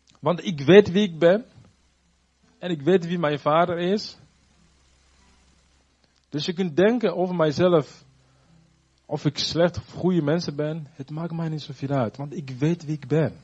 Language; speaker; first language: Dutch; non-native, fluent; Rundi